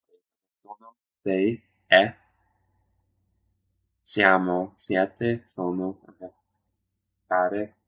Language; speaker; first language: Italian; non-native, learner; English